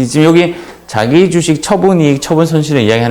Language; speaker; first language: Korean; native; Korean